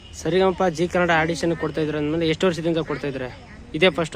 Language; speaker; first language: Kannada; native; Kannada